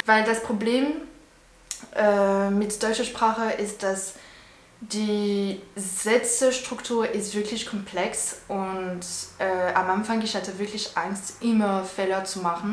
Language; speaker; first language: German; non-native, learner; French